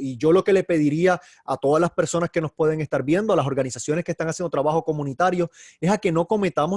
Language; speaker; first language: Spanish; native; Spanish